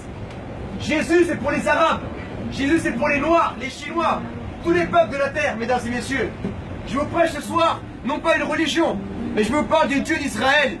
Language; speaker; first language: French; non-native, fluent; Spanish